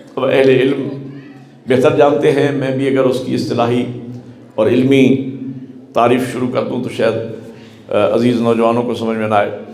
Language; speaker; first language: Urdu; non-native, local second language; Punjabi